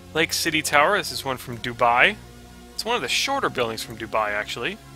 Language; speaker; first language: English; native; English